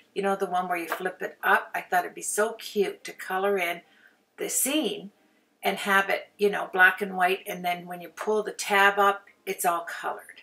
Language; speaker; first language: English; native; English